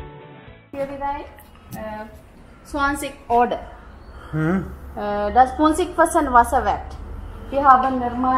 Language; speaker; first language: German; non-native, learner; Sinhala